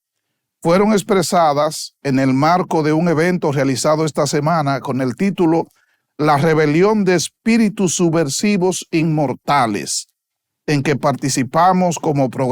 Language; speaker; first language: Spanish; native; Spanish